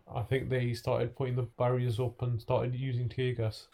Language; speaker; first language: English; early bilingual, other home language; Punjabi